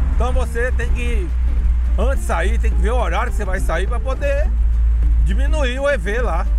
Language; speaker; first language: Portuguese; native; Portuguese